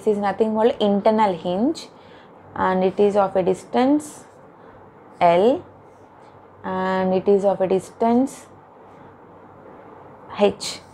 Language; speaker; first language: English; non-native, local second language; Telugu